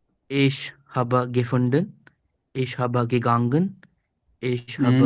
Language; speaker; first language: German; non-native, learner; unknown